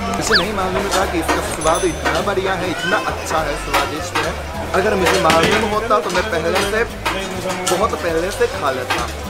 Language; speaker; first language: Hindi; non-native, fluent; Japanese